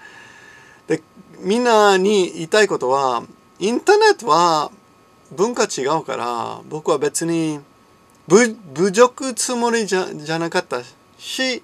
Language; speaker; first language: Japanese; non-native, fluent; English